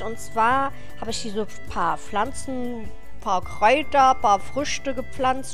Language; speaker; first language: German; native; German